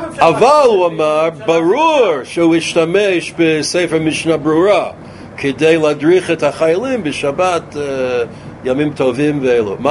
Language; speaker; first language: Hebrew; non-native, fluent; English